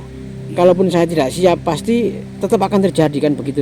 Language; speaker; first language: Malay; non-native, local second language; Javanese